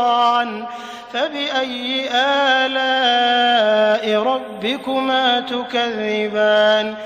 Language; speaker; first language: Arabic; native; Arabic